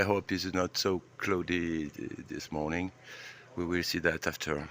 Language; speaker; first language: English; non-native, learner; French